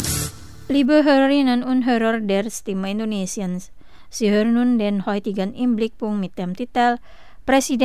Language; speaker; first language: German; non-native, fluent; Indonesian